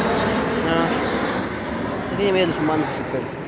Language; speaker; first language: Spanish; native; Spanish